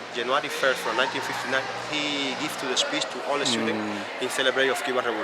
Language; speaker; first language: English; non-native, learner; Spanish